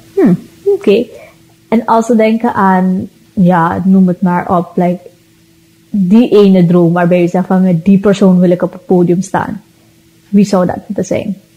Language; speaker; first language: Dutch; native; Dutch